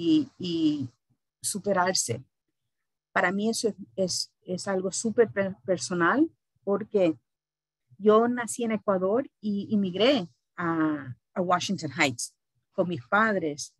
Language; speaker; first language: Spanish; early bilingual, heritage; Spanish